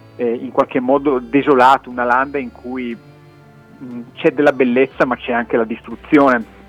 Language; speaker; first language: Italian; native; Italian